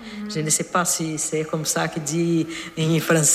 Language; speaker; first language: French; non-native, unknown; Portuguese